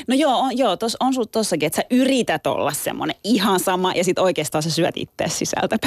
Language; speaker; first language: Finnish; early bilingual, other home language; Turkish